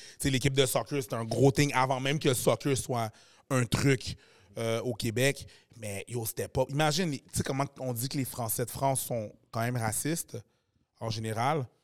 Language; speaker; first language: French; native; French